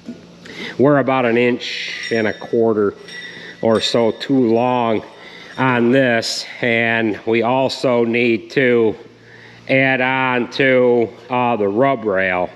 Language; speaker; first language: English; native; English